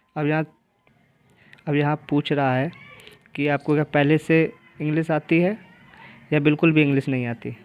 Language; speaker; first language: Hindi; native; Hindi